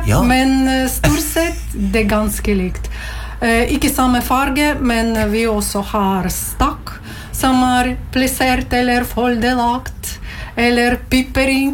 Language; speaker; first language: Norwegian; non-native, learner; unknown